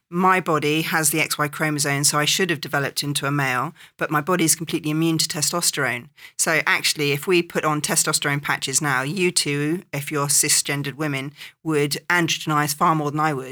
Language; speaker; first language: English; native; English